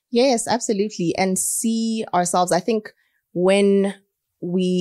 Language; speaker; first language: English; non-native, local second language; Southern Sotho